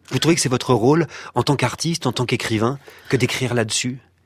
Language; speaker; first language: French; native; French